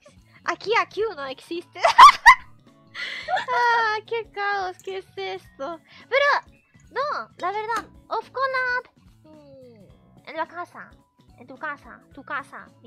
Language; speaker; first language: Spanish; non-native, learner; Japanese